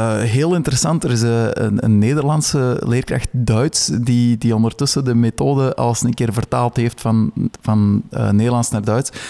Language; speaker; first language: Dutch; native; Dutch